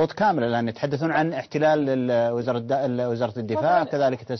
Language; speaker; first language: Arabic; native; Arabic